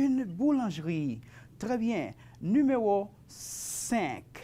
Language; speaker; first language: French; non-native, fluent; Spanish